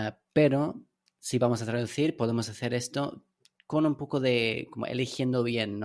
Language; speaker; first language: Spanish; non-native, fluent; English